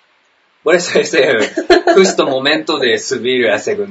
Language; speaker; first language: Spanish; non-native, learner; Japanese